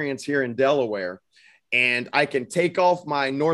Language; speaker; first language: English; native; English